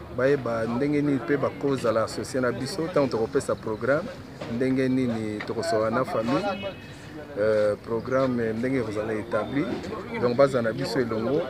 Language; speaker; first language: Lingala; native; Lingala